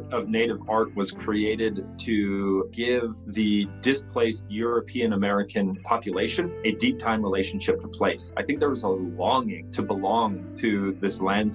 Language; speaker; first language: English; native; English